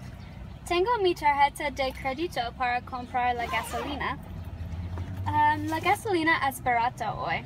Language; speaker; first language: Spanish; non-native, learner; English